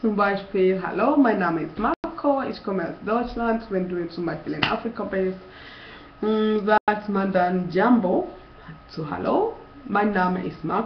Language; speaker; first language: German; non-native, fluent; Swahili